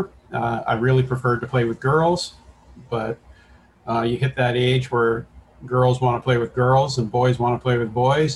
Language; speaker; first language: English; native; English